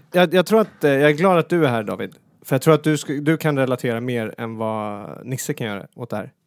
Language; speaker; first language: Swedish; native; Swedish